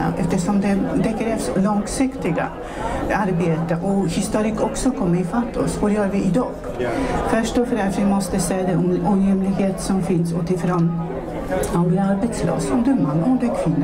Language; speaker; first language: Swedish; non-native, fluent; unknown